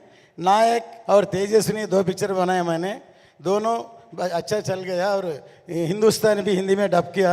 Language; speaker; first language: Hindi; non-native, local second language; Tamil